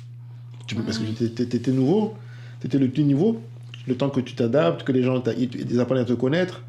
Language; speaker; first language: French; native; French